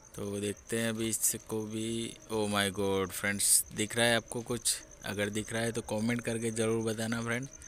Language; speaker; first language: Hindi; native; Hindi